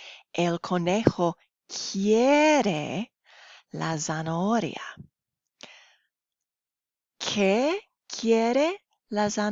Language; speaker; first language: Spanish; non-native, fluent; English